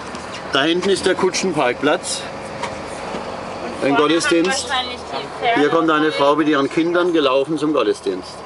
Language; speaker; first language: German; native; German